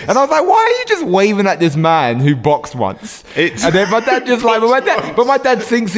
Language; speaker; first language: English; native; English